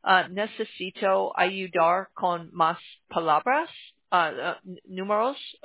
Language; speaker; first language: Spanish; non-native, learner; English